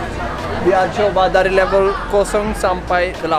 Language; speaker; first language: Indonesian; non-native, fluent; Norwegian